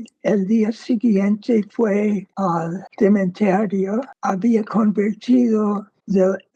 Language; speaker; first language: Spanish; non-native, fluent; English